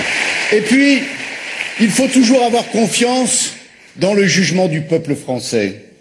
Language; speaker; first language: French; native; French